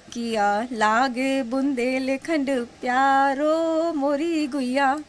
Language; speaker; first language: Hindi; native; Hindi